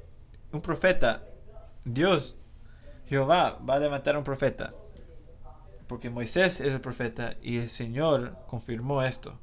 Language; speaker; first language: Spanish; non-native, fluent; English